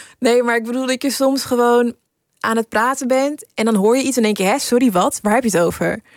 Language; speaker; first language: Dutch; early bilingual, other home language; English